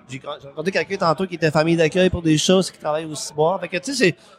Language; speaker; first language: French; native; French